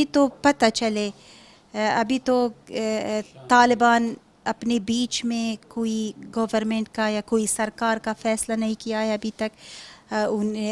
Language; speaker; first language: Hindi; non-native, fluent; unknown